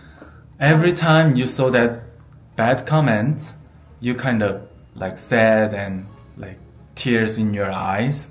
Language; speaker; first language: English; non-native, fluent; Korean